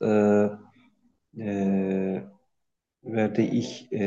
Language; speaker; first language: German; non-native, learner; Turkish